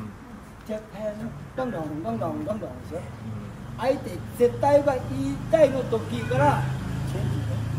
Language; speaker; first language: Japanese; non-native, learner; Thai